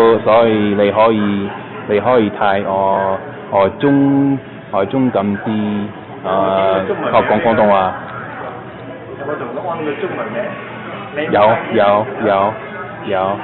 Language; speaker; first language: Cantonese; non-native, learner; English